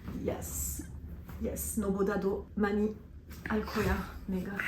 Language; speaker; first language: Korean; non-native, learner; French